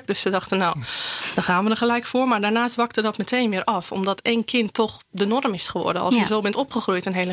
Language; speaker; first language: Dutch; native; Dutch